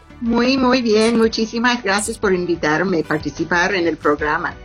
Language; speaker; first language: Spanish; non-native, learner; English